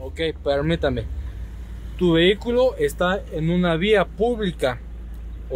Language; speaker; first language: Spanish; native; Spanish